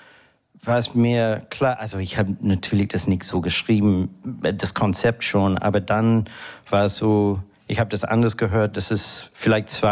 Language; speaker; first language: German; non-native, fluent; English